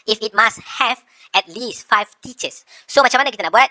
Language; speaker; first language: English; non-native, local second language; Malay